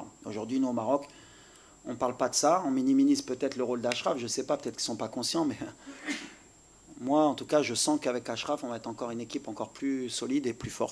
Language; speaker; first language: French; native; French